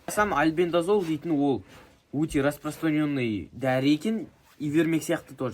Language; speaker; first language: Russian; non-native, local second language; Kazakh